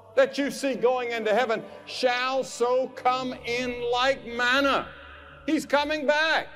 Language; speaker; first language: English; native; English